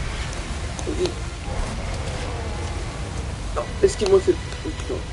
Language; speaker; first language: French; native; French